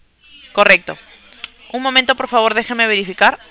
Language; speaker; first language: Spanish; native; Spanish